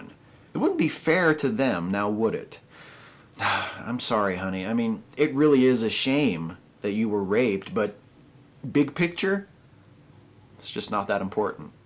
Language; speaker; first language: English; native; English